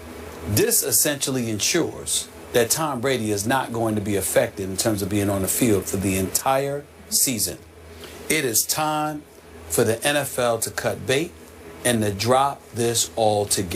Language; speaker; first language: English; native; English